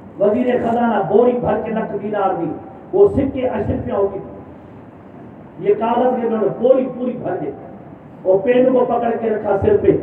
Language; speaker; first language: Urdu; non-native, local second language; Sindhi